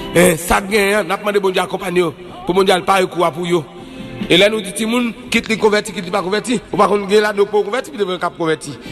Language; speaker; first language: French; non-native, local second language; Haitian Creole